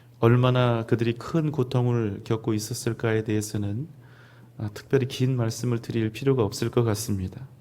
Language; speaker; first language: Korean; native; Korean